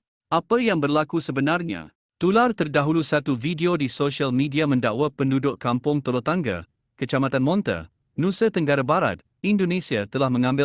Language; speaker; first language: Malay; native; Malay